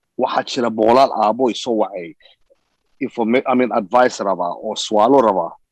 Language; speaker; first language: Somali; early bilingual, heritage; Somali